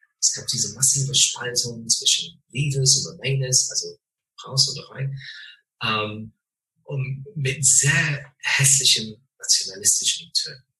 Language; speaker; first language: German; non-native, fluent; English